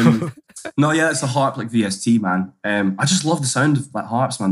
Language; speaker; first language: English; native; English